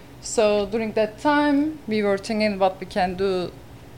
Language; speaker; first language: English; non-native, learner; Turkish